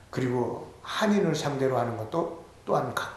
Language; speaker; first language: Korean; native; Korean